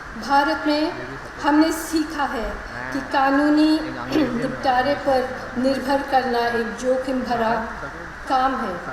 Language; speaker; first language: Hindi; non-native, local second language; English